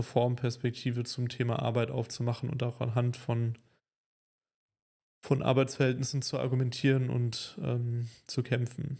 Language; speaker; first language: German; native; German